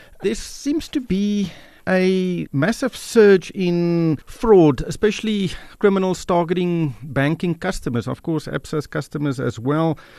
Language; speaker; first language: English; non-native, local second language; Afrikaans